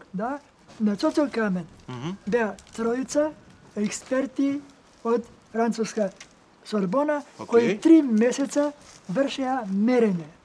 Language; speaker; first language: Macedonian; native; Macedonian